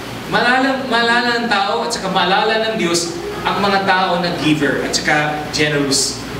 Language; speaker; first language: Filipino; non-native, local second language; Cebuano